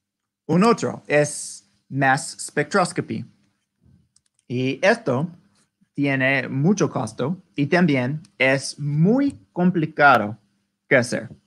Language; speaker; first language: Spanish; non-native, learner; English